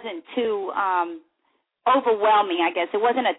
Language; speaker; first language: English; native; English